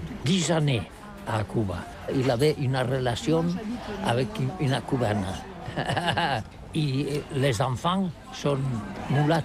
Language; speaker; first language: French; non-native, learner; Catalan